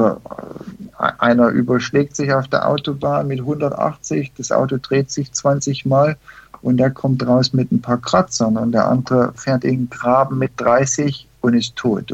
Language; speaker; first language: German; early bilingual, heritage; German